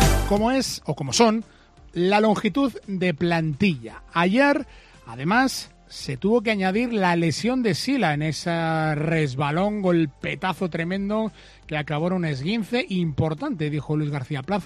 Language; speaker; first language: Spanish; native; Spanish